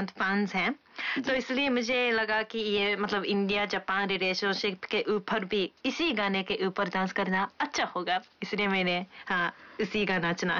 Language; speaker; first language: Hindi; non-native, fluent; Japanese